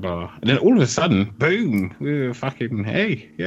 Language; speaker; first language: English; native; English